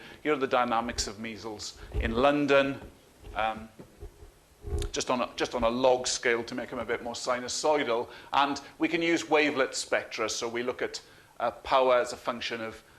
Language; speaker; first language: English; native; English